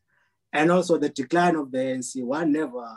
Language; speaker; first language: English; non-native, local second language; Xhosa